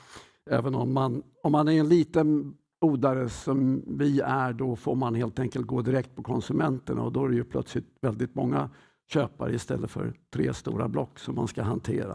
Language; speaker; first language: Swedish; native; Swedish